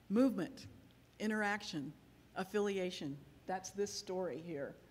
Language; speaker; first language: English; native; English